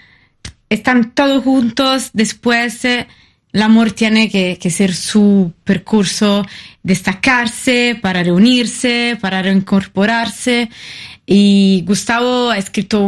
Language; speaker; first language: Spanish; non-native, fluent; Italian